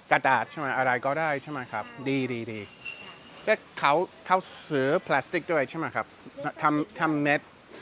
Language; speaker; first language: Thai; non-native, learner; English